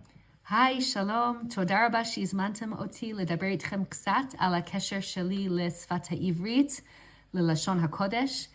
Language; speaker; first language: Hebrew; non-native, fluent; English